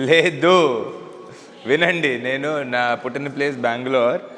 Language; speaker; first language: Telugu; non-native, local second language; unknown